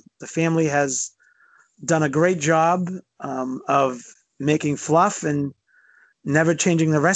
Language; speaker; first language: English; native; English